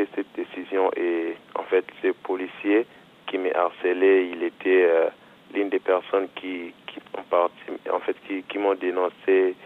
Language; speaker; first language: French; non-native, local second language; Lingala